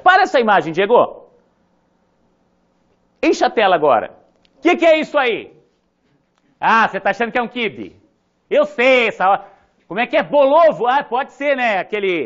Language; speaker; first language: Portuguese; native; Portuguese